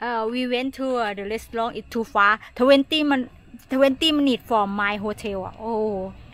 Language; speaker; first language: English; non-native, learner; Thai